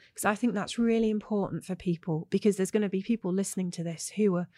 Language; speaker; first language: English; native; English